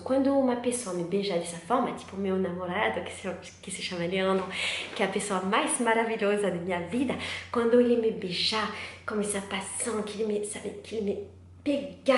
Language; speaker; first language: Portuguese; non-native, learner; French